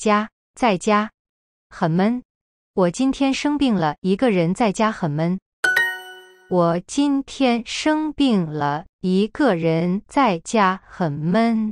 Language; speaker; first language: Chinese; non-native, learner; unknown